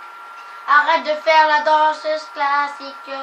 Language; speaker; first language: French; native; French